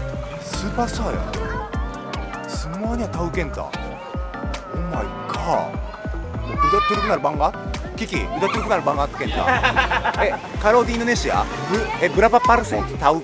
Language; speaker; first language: Indonesian; non-native, fluent; Japanese